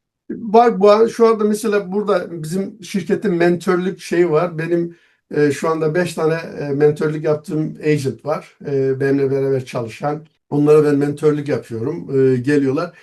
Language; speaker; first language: Turkish; non-native, local second language; Zaza